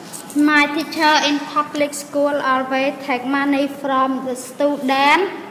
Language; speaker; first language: English; non-native, learner; Khmer